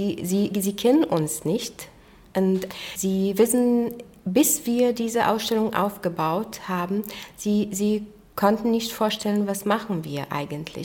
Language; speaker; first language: German; non-native, fluent; Arabic